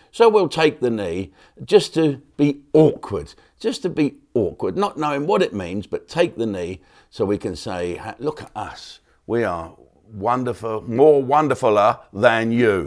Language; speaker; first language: English; native; English